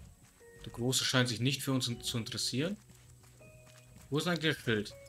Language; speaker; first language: German; native; German